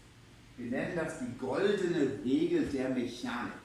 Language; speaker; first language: German; non-native, fluent; English